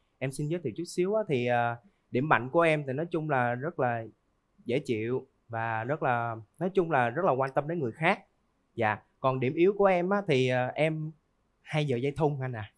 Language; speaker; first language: Vietnamese; native; Vietnamese